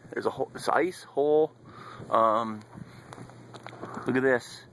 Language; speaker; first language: English; native; English